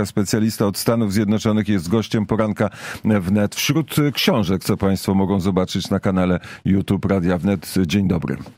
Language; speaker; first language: Polish; native; Polish